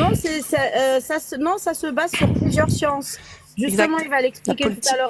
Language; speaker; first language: French; native; French